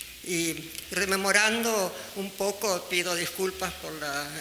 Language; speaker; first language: Spanish; native; Spanish